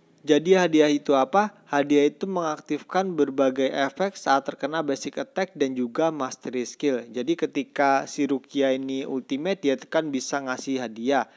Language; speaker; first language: Indonesian; native; Indonesian